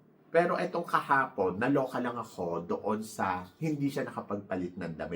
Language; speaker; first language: Filipino; native; Filipino